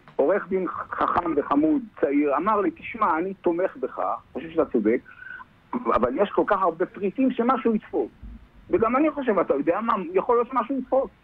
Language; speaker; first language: Hebrew; native; Hebrew